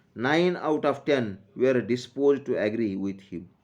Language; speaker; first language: English; non-native, local second language; Marathi